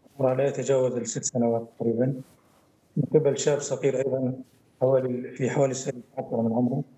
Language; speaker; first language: Arabic; native; Arabic